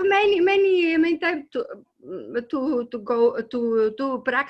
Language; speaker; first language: English; non-native, learner; Greek